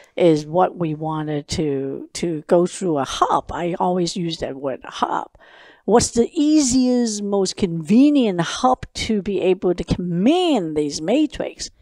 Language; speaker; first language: English; non-native, local second language; Cantonese